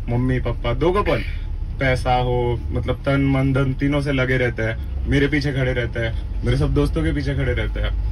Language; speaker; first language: Hindi; non-native, local second language; Marathi